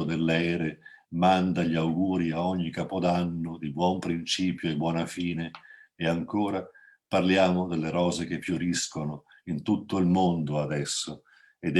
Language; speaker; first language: Italian; native; Italian